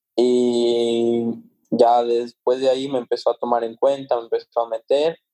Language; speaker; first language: Spanish; native; Spanish